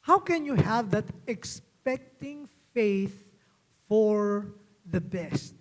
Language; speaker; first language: English; non-native, local second language; Filipino